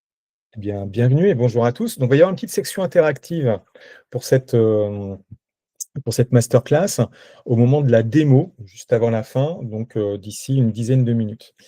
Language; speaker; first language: French; native; French